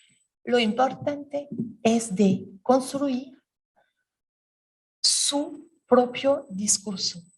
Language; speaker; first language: Spanish; non-native, learner; French